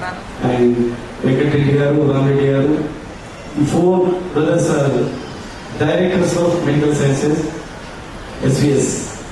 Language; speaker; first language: English; non-native, local second language; Telugu